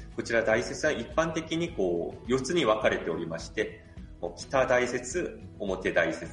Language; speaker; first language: Japanese; non-native, fluent; Korean